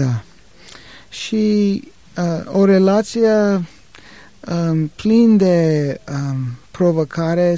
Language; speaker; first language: Romanian; non-native, learner; English